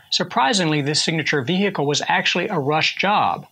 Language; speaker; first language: English; native; English